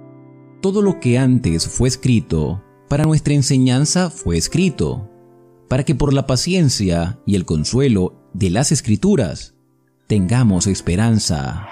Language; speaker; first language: Spanish; native; Spanish